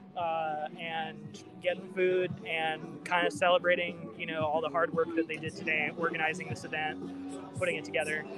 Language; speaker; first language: English; native; English